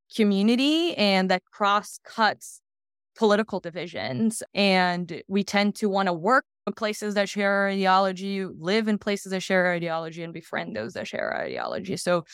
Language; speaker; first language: English; non-native, fluent; Portuguese